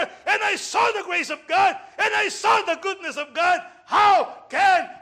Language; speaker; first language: English; non-native, local second language; Filipino